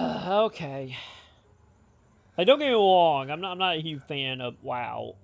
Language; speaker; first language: English; native; English